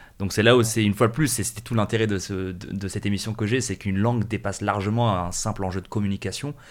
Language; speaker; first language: French; native; French